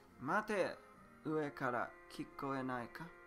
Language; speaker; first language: Japanese; non-native, learner; English